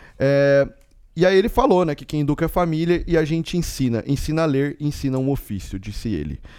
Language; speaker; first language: Portuguese; native; Portuguese